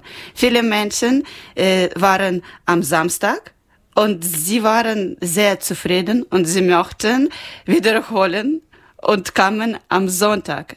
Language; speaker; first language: German; non-native, local second language; Ukrainian